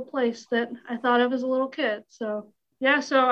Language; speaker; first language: English; native; English